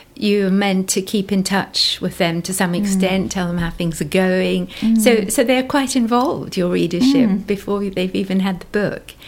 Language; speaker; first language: English; native; English